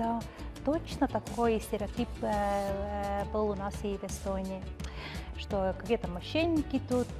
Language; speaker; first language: Russian; non-native, fluent; Estonian